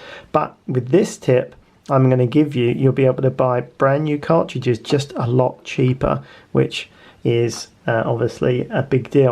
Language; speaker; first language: English; native; English